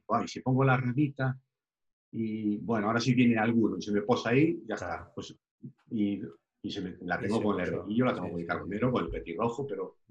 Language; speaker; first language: Spanish; native; Spanish